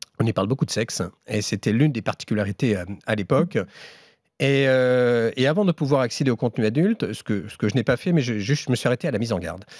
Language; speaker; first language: French; native; French